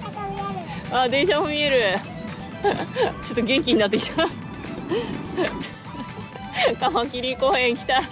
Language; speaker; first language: Japanese; native; Japanese